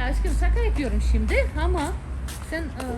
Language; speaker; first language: Turkish; non-native, learner; Russian